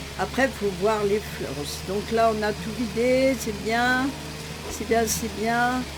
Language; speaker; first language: French; native; French